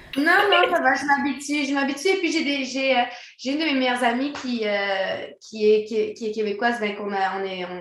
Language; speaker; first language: French; native; French